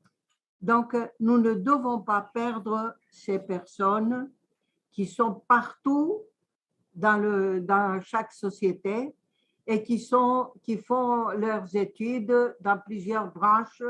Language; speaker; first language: French; non-native, fluent; Greek